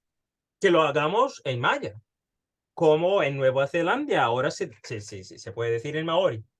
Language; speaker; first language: Spanish; early bilingual, heritage; Spanish